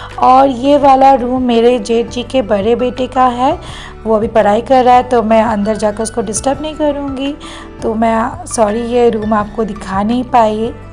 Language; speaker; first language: Hindi; non-native, local second language; Bangla